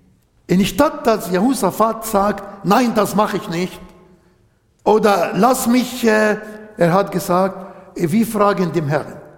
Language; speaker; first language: German; non-native, fluent; Arabic